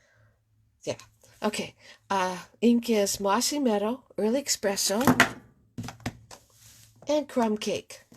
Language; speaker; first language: English; native; English